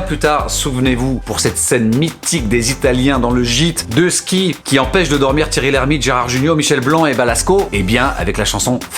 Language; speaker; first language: French; native; French